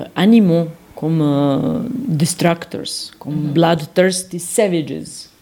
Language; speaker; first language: French; non-native, learner; Serbian